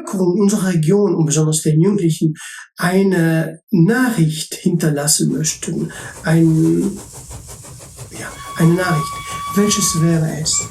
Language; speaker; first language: German; non-native, local second language; French